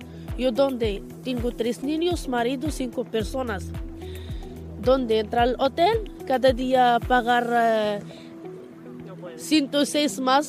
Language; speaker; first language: Spanish; non-native, learner; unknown